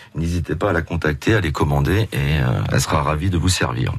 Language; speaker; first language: French; native; French